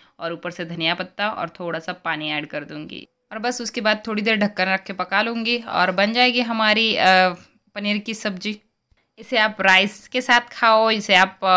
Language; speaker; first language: Hindi; native; Hindi